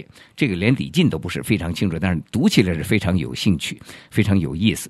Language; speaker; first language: Chinese; native; Chinese